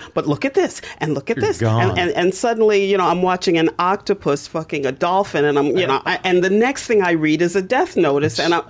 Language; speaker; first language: English; native; English